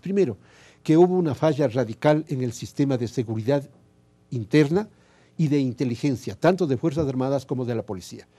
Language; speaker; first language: Spanish; native; Spanish